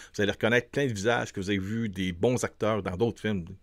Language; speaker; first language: French; native; French